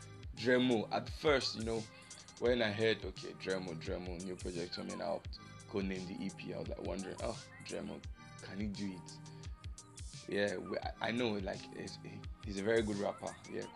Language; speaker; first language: English; non-native, local second language; Yoruba